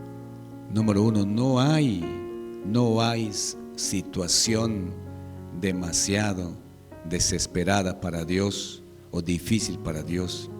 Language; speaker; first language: Spanish; native; Spanish